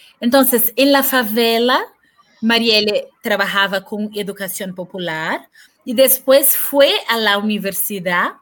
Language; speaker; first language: Spanish; non-native, fluent; Portuguese